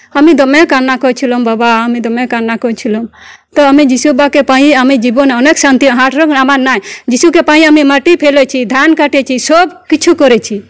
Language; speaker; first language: Bangla; non-native, local second language; Santali